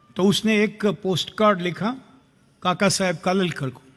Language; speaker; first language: Hindi; non-native, local second language; Gujarati